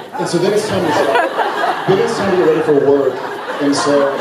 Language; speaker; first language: English; native; English